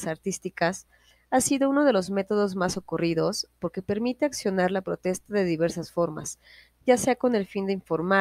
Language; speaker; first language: Spanish; native; Spanish